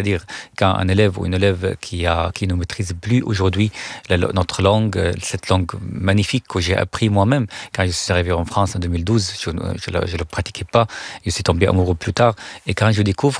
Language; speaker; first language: French; non-native, fluent; Arabic